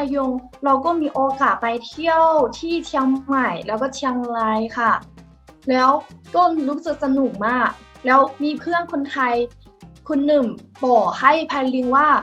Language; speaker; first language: Thai; non-native, fluent; Chinese